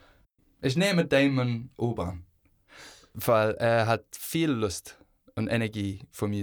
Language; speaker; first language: German; non-native, learner; English